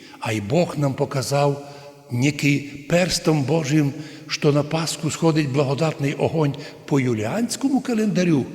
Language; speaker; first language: Ukrainian; native; Ukrainian